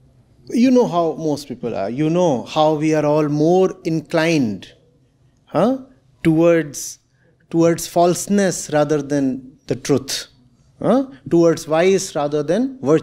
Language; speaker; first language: English; non-native, local second language; Hindi